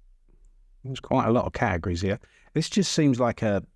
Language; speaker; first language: English; native; English